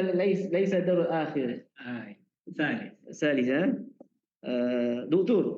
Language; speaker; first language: Arabic; non-native, learner; Malay